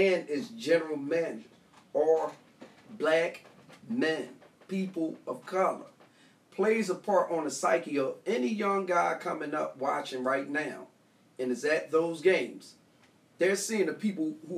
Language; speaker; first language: English; native; English